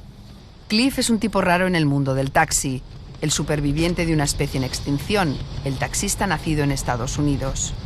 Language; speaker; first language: Spanish; native; Spanish